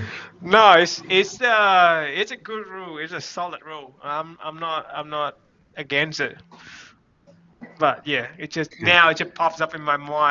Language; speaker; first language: English; non-native, fluent; Vietnamese